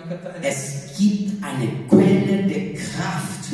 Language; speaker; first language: German; non-native, learner; Portuguese